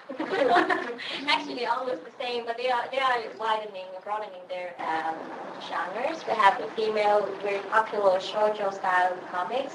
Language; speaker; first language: English; non-native, fluent; Swedish